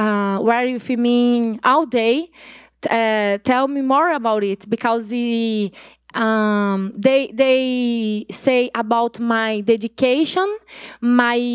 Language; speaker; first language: English; non-native, learner; Portuguese